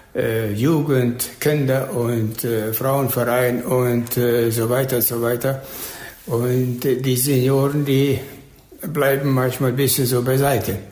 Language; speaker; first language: German; early bilingual, heritage; German